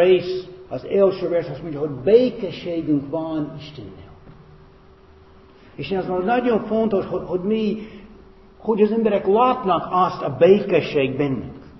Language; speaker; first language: Hungarian; non-native, fluent; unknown